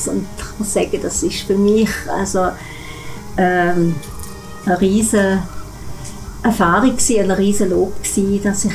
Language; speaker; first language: German; native; German